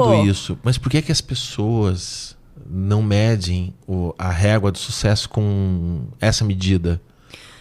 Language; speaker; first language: Portuguese; native; Portuguese